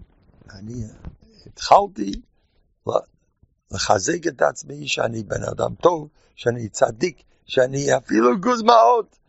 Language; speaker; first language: Hebrew; non-native, fluent; English